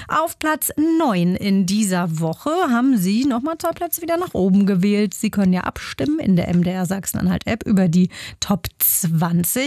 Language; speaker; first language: German; native; German